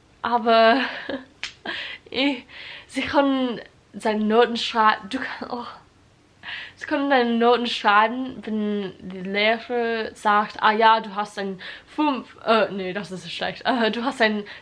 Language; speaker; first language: German; non-native, learner; English